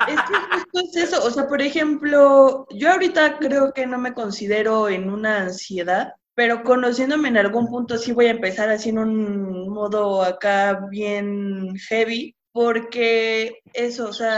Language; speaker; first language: Spanish; native; Spanish